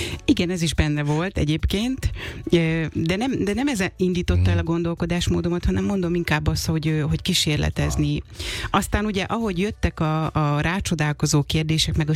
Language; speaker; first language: Hungarian; native; Hungarian